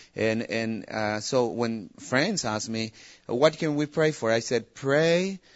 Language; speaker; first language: English; non-native, fluent; Spanish